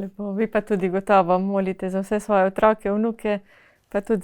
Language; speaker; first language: Slovenian; native; Slovenian